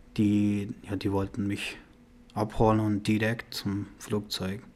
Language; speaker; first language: German; non-native, learner; Persian